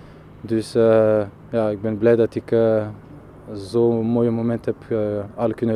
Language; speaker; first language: Dutch; non-native, fluent; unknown